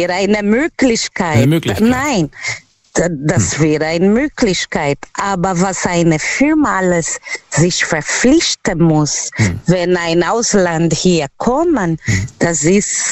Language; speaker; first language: German; non-native, fluent; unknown